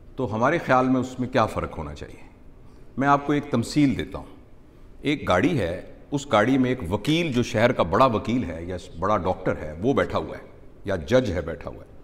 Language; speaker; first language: Urdu; non-native, local second language; Punjabi